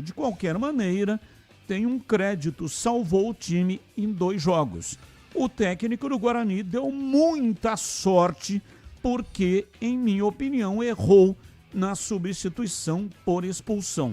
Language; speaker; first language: Portuguese; native; Portuguese